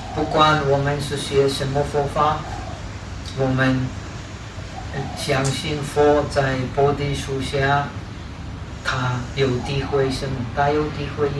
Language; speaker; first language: Chinese; non-native, fluent; Czech